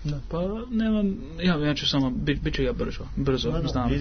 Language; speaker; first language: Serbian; early bilingual, heritage; English